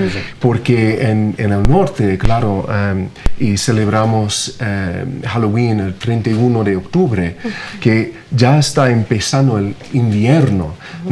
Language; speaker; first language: Spanish; non-native, fluent; English